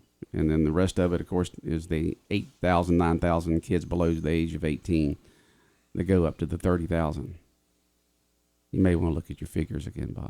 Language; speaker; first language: English; native; English